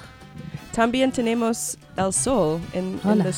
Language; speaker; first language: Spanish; non-native, learner; English